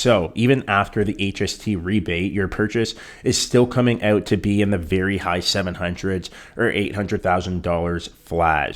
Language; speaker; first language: English; native; English